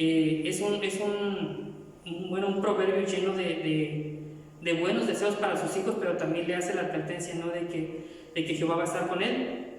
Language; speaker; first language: Spanish; native; Spanish